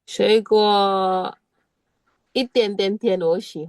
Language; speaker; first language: Chinese; non-native, learner; Indonesian